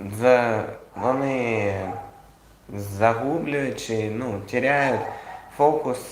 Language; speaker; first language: Ukrainian; non-native, local second language; Russian